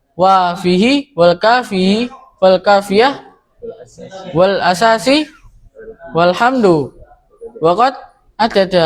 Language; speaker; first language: Arabic; non-native, fluent; Indonesian